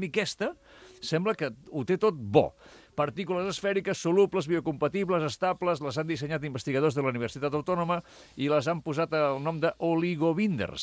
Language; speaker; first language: Catalan; native; Catalan